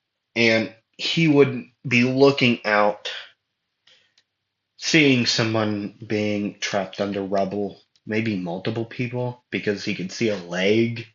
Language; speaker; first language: English; native; English